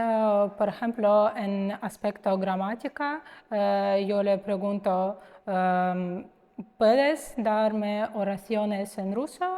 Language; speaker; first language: Spanish; non-native, fluent; Russian